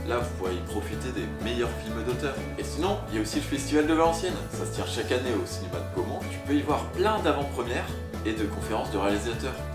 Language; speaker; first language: French; native; French